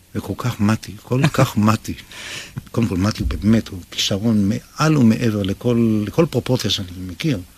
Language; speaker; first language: Hebrew; native; Hebrew